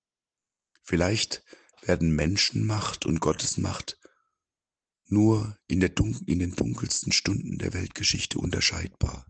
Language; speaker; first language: German; native; German